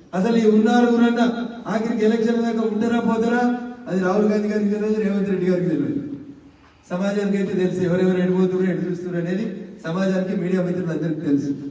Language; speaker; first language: Telugu; native; Telugu